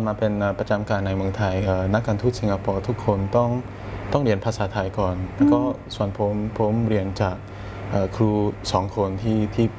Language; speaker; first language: Thai; non-native, fluent; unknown